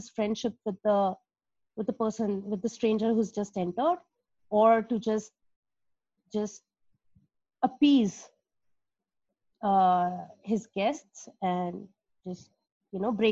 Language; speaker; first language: English; non-native, local second language; Hindi